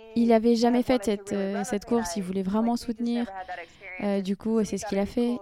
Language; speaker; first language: French; non-native, fluent; English